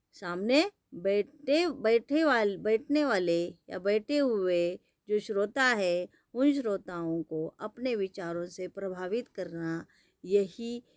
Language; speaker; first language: Hindi; non-native, local second language; Marathi